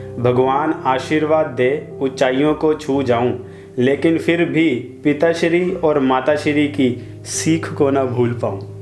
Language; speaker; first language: Hindi; non-native, local second language; Punjabi